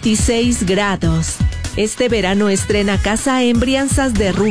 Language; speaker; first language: Spanish; native; Spanish